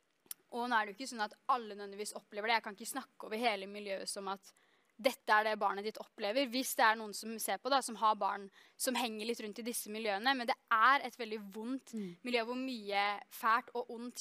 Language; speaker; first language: Norwegian; native; Norwegian